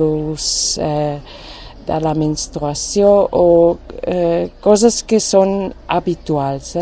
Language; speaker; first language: Catalan; non-native, fluent; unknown